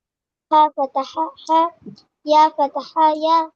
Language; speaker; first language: Arabic; non-native, learner; Tamil